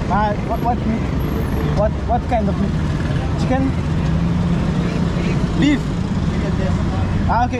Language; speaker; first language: English; non-native, learner; French